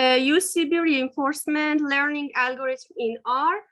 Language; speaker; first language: English; non-native, learner; Persian